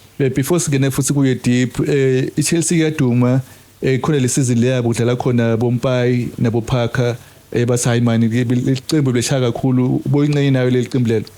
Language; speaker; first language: Zulu; non-native, local second language; Swati